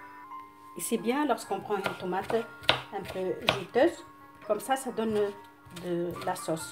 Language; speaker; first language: French; non-native, local second language; Arabic